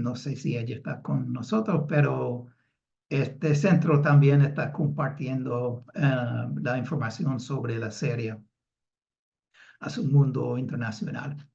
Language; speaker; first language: Spanish; non-native, fluent; English